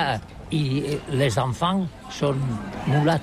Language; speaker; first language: French; non-native, learner; Catalan